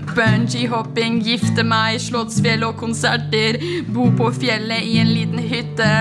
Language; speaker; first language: Norwegian; native; Norwegian